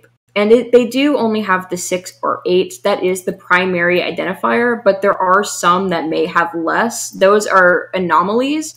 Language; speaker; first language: English; native; English